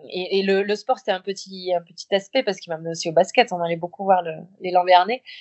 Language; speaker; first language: French; native; French